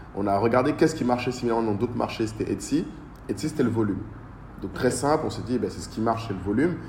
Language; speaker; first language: French; non-native, local second language; Bambara